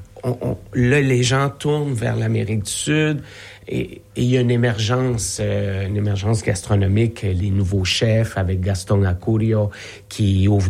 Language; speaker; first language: French; native; French